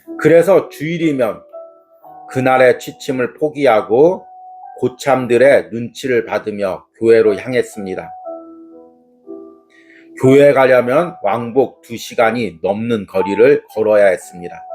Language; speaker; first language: Korean; native; Korean